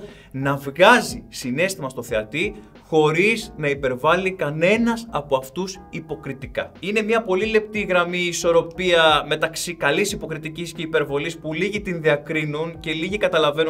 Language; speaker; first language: Greek; native; Greek